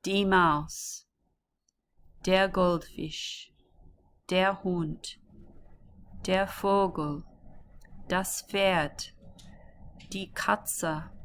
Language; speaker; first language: German; non-native, learner; English